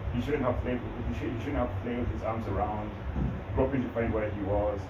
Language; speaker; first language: English; non-native, local second language; Kikuyu